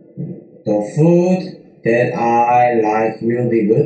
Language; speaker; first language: English; non-native, learner; Korean